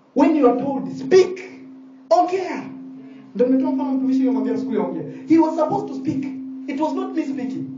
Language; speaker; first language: English; non-native, local second language; Swahili